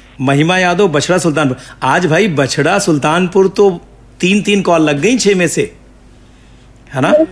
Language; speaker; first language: Hindi; native; Hindi